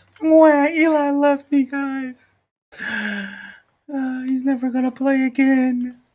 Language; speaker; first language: English; native; English